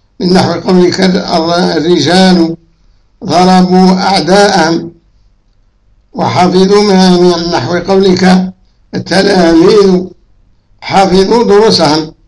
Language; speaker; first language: Arabic; native; Arabic